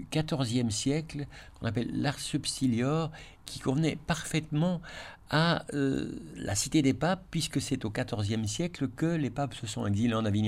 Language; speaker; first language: French; native; French